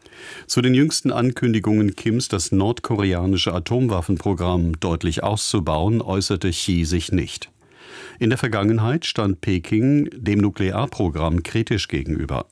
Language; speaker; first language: German; native; German